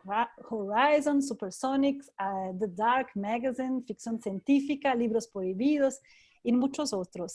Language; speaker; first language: Spanish; non-native, fluent; Portuguese